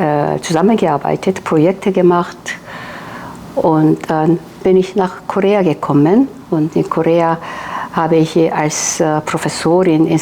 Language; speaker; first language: German; non-native, fluent; Korean